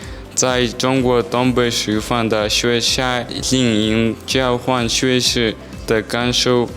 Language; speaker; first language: Chinese; non-native, fluent; Mongolian